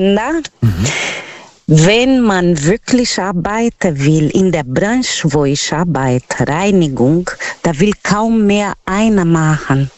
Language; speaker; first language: German; non-native, learner; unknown